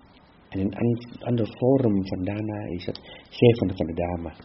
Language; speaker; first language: Dutch; non-native, fluent; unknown